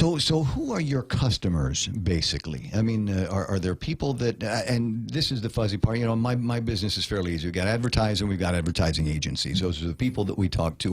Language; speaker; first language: English; native; English